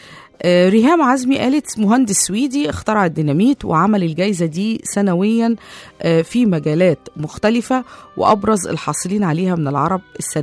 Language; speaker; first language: Arabic; native; Arabic